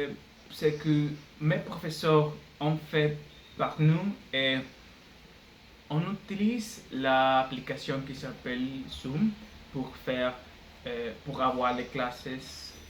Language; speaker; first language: French; non-native, learner; Spanish